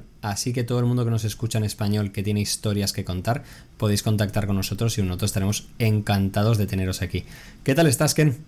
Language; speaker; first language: Spanish; native; Spanish